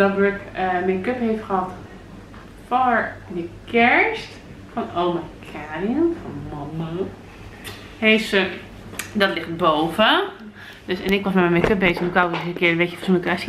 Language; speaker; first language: Dutch; native; Dutch